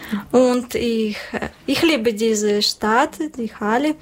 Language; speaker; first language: German; non-native, learner; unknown